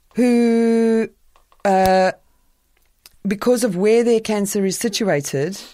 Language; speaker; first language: English; native; English